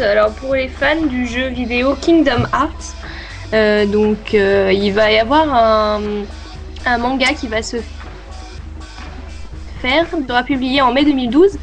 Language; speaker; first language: French; native; French